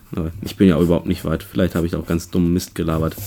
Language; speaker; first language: German; native; German